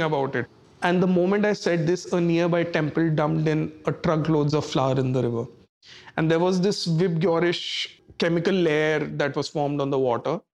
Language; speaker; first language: English; non-native, local second language; Hindi